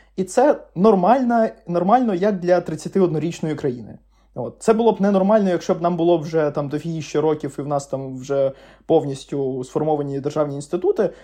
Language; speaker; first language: Ukrainian; non-native, local second language; Russian